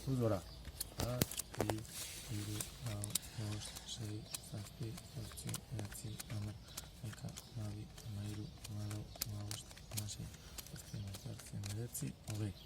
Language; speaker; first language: Basque; native; Basque